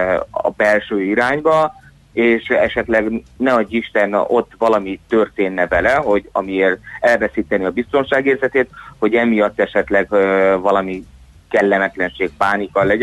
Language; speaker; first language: Hungarian; native; Hungarian